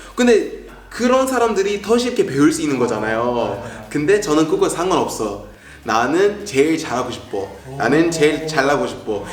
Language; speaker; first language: Korean; non-native, fluent; English